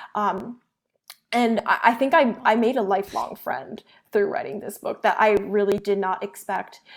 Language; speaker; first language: English; early bilingual, other home language; Chinese